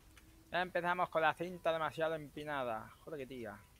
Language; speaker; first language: Spanish; native; Spanish